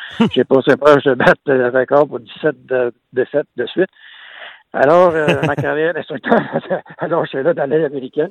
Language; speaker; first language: French; native; French